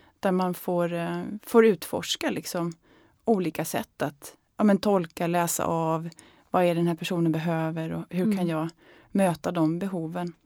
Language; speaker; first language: Swedish; native; Swedish